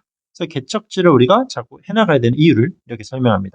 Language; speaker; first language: Korean; native; Korean